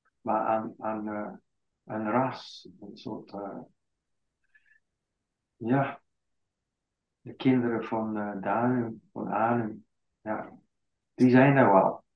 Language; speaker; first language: Dutch; non-native, fluent; English